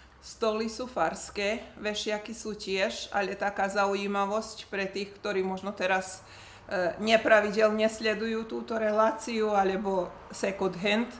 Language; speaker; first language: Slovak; native; Slovak